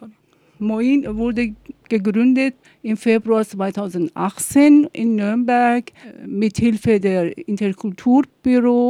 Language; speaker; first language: German; non-native, fluent; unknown